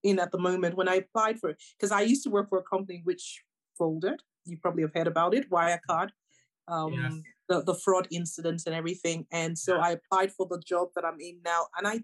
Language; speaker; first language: English; native; English